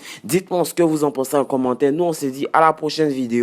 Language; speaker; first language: French; native; French